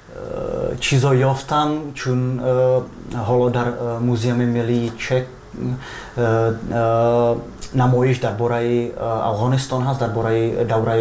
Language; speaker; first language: Persian; non-native, fluent; Czech